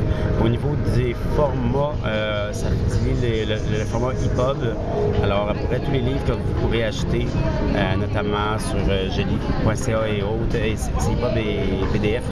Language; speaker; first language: French; native; French